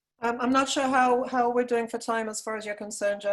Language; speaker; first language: English; native; English